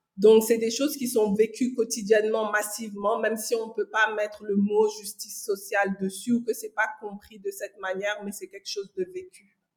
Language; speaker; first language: French; non-native, local second language; Wolof